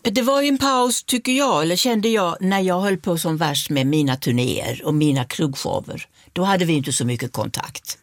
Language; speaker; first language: Swedish; native; Swedish